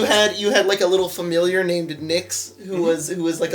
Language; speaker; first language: English; native; English